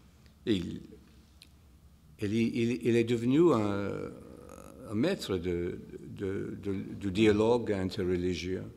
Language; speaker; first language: French; non-native, fluent; English